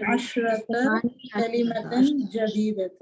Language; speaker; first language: Arabic; non-native, learner; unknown